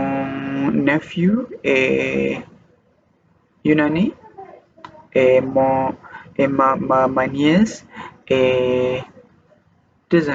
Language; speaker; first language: French; non-native, learner; Malay